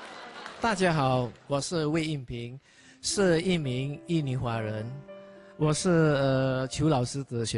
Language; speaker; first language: Chinese; early bilingual, heritage; Indonesian